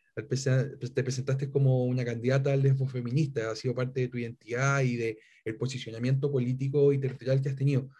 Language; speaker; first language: Spanish; native; Spanish